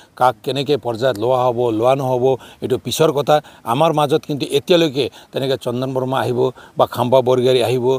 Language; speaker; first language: Assamese; non-native, local second language; Nepali